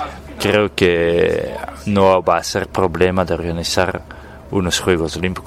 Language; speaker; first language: Spanish; non-native, fluent; Dutch